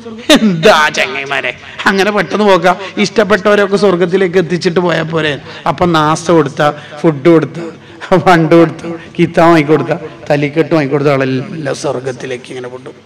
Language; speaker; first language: Malayalam; native; Malayalam